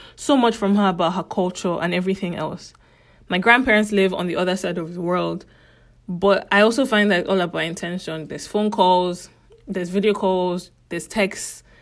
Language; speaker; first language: English; native; English